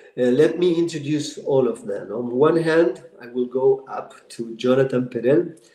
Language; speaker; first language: English; non-native, fluent; Spanish